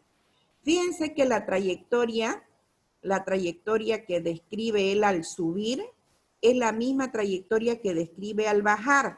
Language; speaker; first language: Spanish; native; Spanish